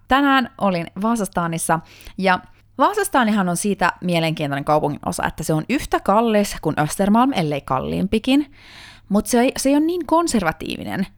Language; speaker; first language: Finnish; native; Finnish